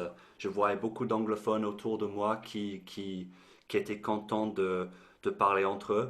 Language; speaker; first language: French; non-native, fluent; English